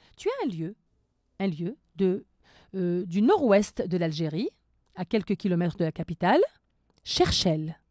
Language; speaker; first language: French; non-native, local second language; Arabic